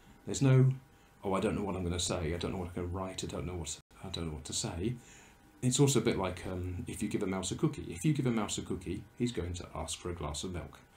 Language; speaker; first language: English; native; English